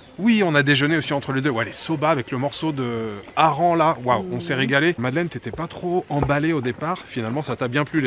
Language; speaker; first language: French; native; French